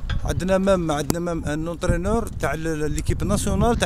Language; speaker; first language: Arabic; native; Arabic